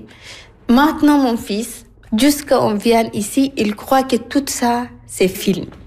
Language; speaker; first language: French; non-native, learner; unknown